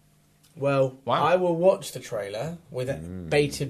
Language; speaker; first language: English; native; English